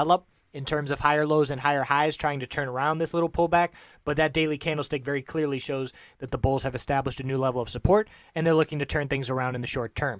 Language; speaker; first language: English; native; English